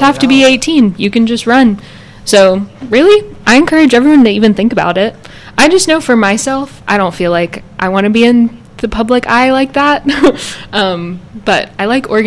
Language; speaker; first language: English; native; English